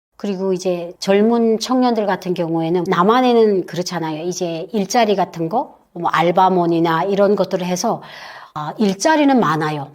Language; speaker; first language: Korean; native; Korean